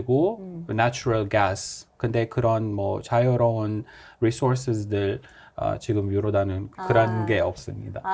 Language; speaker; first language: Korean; non-native, fluent; Arabic